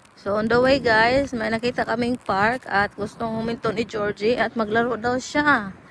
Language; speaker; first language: Filipino; native; Filipino